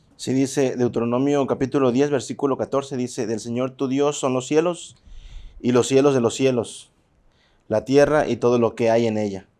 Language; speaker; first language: Spanish; native; Spanish